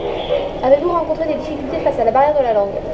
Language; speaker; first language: French; native; French